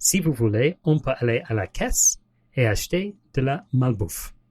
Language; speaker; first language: French; non-native, learner; English